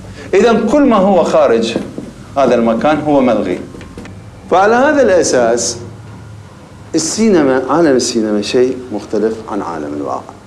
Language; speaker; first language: Arabic; native; Arabic